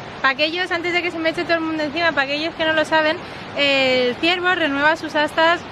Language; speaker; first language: Spanish; native; Spanish